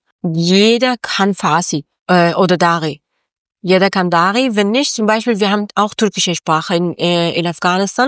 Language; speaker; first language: German; non-native, learner; Persian